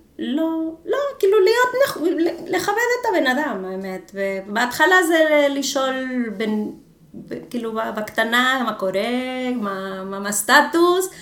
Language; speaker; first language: Hebrew; non-native, fluent; Spanish